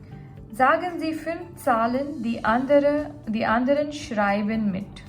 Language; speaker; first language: German; non-native, fluent; Gujarati